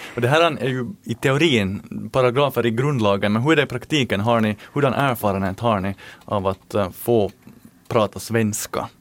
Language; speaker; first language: Swedish; native; Swedish